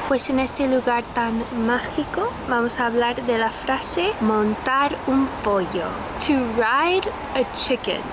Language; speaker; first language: Spanish; non-native, fluent; English